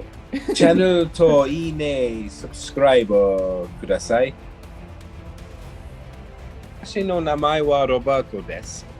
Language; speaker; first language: Japanese; non-native, learner; English